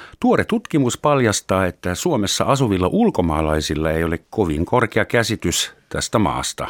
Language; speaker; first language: Finnish; non-native, fluent; German